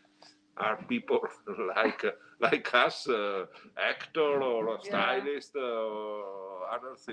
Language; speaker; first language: English; non-native, learner; Italian